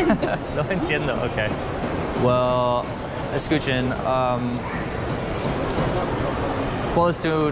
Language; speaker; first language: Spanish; non-native, learner; English